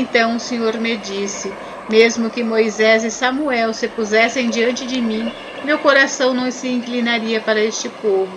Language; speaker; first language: Portuguese; native; Portuguese